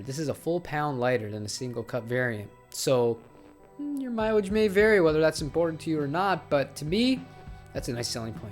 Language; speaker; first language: English; native; English